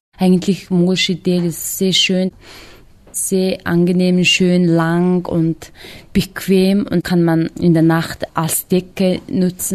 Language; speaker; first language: German; non-native, fluent; Mongolian